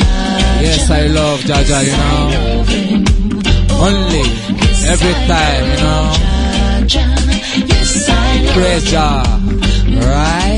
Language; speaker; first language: English; non-native, learner; French